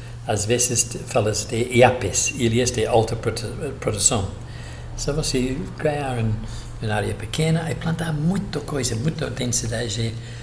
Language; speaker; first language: Portuguese; non-native, fluent; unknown